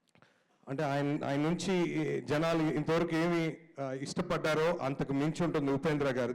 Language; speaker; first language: Telugu; native; Telugu